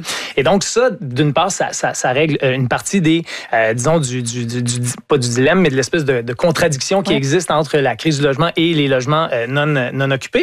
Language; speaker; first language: French; native; French